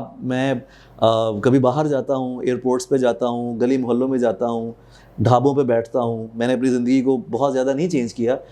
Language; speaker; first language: Urdu; non-native, local second language; Punjabi